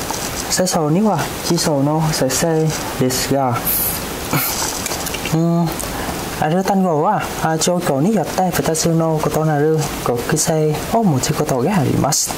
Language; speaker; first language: Japanese; non-native, fluent; Vietnamese